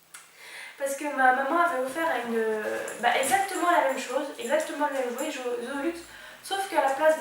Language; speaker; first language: French; native; French